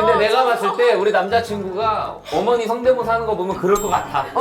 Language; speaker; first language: Korean; native; Korean